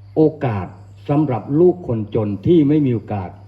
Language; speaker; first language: Thai; non-native, local second language; Northern Khmer